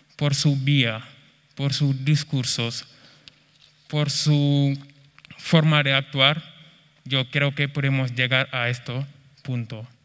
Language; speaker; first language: Spanish; non-native, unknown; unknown